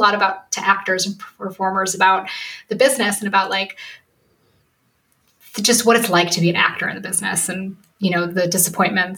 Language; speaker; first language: English; native; English